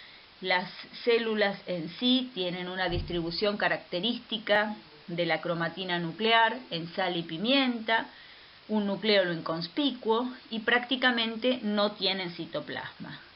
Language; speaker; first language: Spanish; native; Spanish